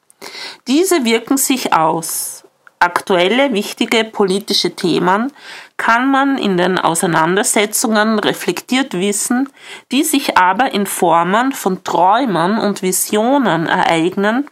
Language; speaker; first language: German; native; German